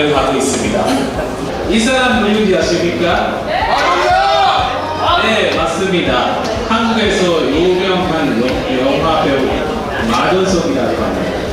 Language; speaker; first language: Korean; non-native, learner; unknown